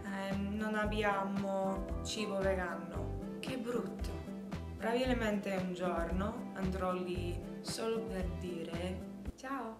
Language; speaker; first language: Italian; non-native, learner; English